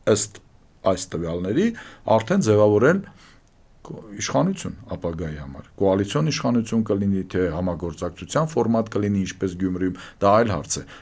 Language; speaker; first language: Armenian; native; Armenian